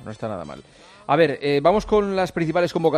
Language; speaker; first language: Spanish; native; Spanish